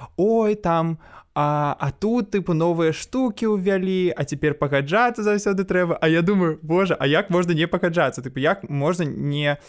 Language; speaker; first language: Belarusian; non-native, local second language; Russian